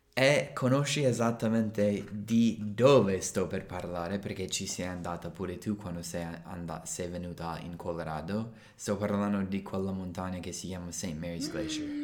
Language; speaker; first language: Italian; non-native, fluent; English